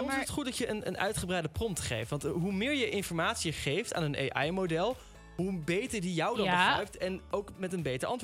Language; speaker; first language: Dutch; native; Dutch